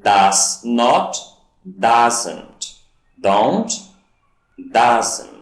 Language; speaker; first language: English; non-native, fluent; Portuguese